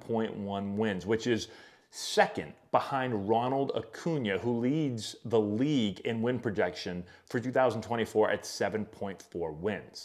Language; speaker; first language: English; native; English